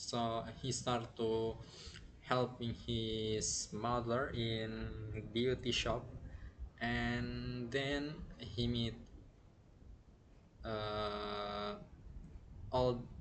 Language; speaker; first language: English; non-native, learner; Indonesian